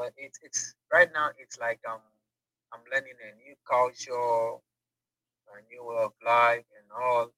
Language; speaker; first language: English; non-native, local second language; Igbo